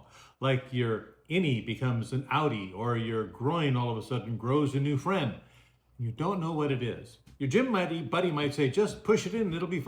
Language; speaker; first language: English; native; English